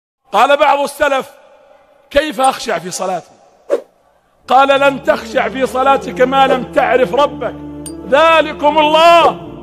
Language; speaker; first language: Arabic; native; Arabic